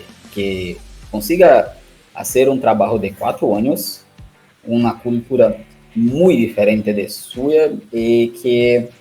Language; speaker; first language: Spanish; non-native, learner; Portuguese